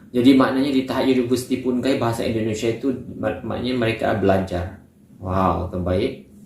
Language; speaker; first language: Malay; native; Malay